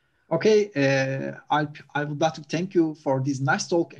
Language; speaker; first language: English; non-native, fluent; Turkish